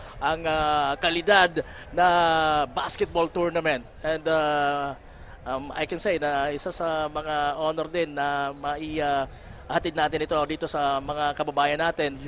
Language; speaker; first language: Filipino; non-native, local second language; Bikol